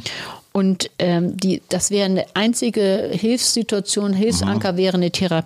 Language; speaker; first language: German; native; German